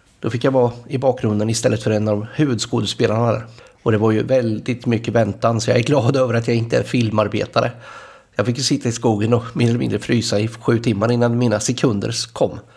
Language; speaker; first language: Swedish; native; Swedish